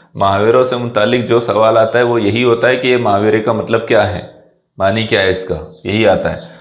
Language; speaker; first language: Urdu; native; Urdu